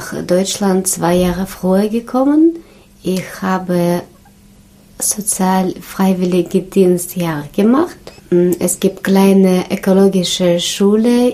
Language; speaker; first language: German; non-native, learner; Russian